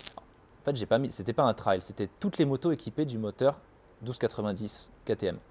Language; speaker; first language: French; native; French